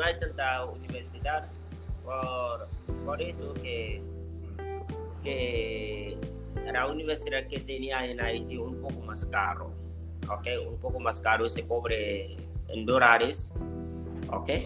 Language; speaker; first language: Spanish; non-native, learner; Haitian Creole